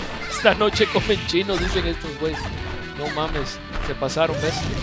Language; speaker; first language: Spanish; early bilingual, heritage; Spanish